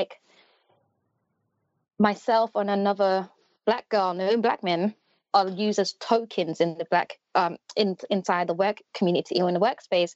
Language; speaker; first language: English; native; English